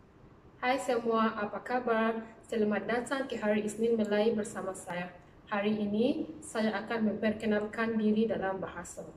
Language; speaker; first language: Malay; non-native, learner; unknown